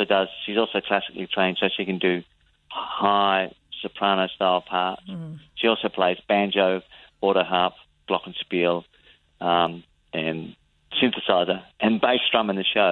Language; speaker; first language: English; native; English